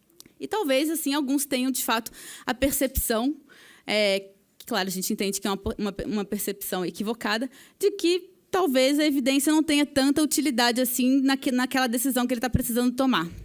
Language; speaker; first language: Portuguese; native; Portuguese